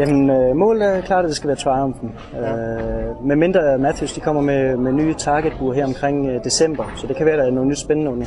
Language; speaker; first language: Danish; native; Danish